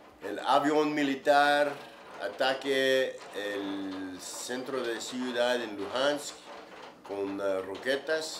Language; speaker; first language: Spanish; non-native, learner; English